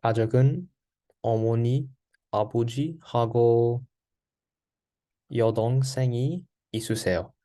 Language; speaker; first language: Korean; non-native, learner; English